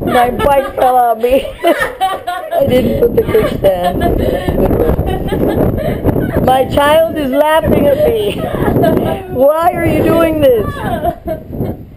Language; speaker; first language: English; early bilingual, other home language; Spanish